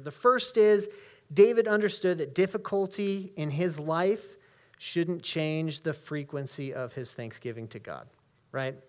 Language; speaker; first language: English; native; English